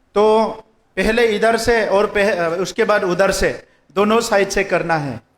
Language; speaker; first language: Hindi; non-native, local second language; Assamese